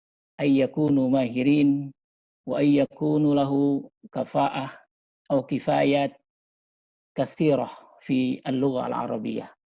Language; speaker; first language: Arabic; non-native, fluent; Indonesian